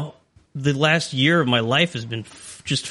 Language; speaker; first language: English; native; English